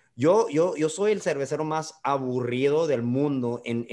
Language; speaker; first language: Spanish; early bilingual, heritage; Spanish